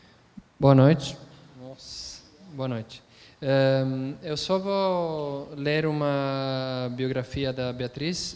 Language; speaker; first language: Portuguese; non-native, fluent; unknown